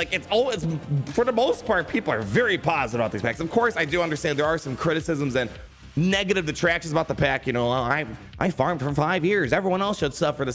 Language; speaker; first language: English; native; English